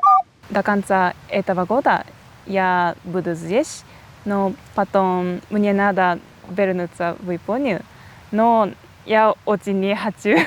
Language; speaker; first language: Russian; non-native, learner; Japanese